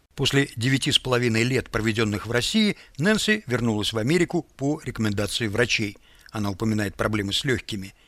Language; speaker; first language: Russian; native; Russian